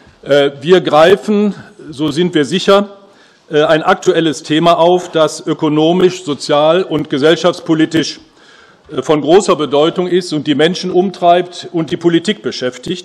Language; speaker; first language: German; native; German